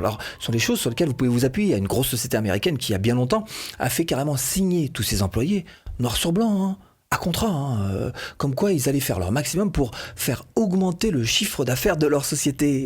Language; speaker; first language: French; native; French